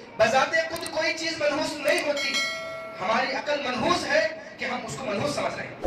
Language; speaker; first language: Urdu; native; Urdu